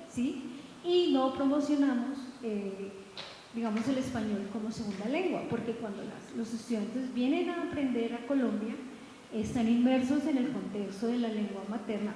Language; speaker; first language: Spanish; native; Spanish